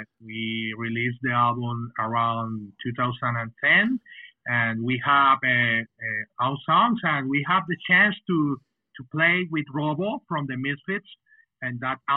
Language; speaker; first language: English; non-native, fluent; Spanish